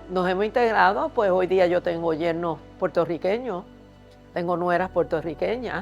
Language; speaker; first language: Spanish; early bilingual, other home language; Cantonese